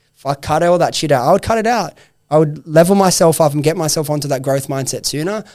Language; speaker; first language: English; native; English